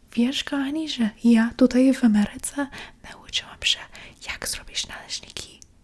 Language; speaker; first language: Polish; early bilingual, heritage; Polish